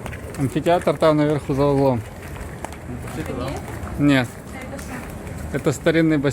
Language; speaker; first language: Russian; native; Russian